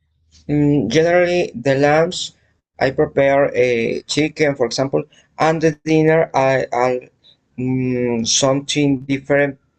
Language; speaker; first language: English; non-native, learner; Spanish